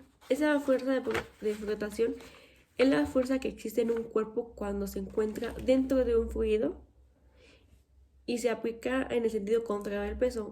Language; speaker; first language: Spanish; native; Spanish